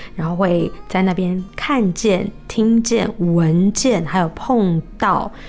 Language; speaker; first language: Chinese; native; Chinese